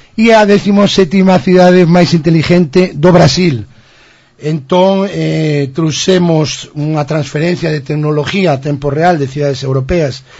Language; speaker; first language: Portuguese; non-native, fluent; Spanish